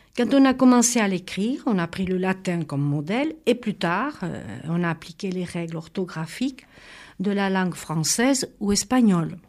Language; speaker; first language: French; native; French